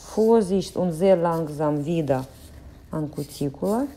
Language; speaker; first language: German; non-native, fluent; Russian